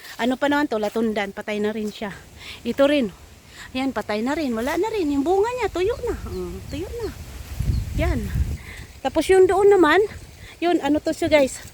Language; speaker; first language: Filipino; non-native, local second language; Cebuano